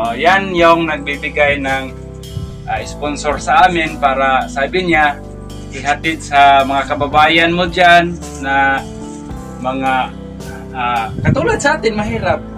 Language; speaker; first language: Filipino; non-native, local second language; Cebuano